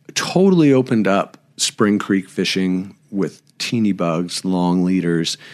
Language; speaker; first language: English; native; English